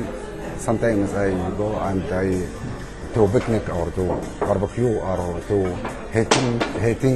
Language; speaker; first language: English; non-native, learner; Arabic